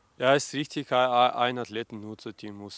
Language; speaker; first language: German; non-native, learner; Russian